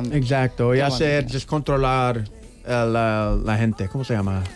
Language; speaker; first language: Spanish; non-native, learner; English